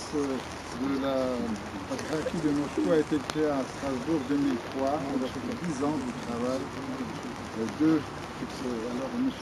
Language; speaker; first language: French; non-native, fluent; Russian